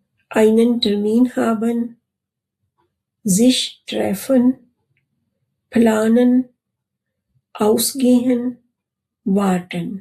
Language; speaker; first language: German; non-native, fluent; Urdu